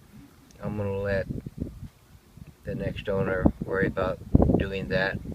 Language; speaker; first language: English; native; English